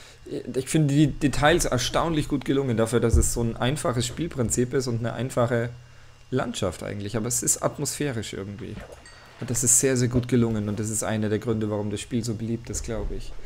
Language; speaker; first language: German; native; German